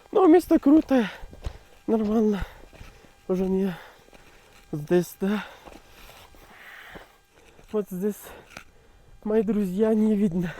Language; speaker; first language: Russian; non-native, learner; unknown